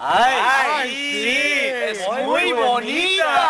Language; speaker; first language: Spanish; non-native, learner; English